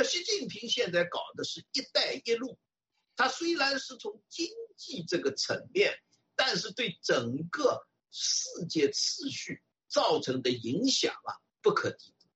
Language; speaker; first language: Chinese; native; Chinese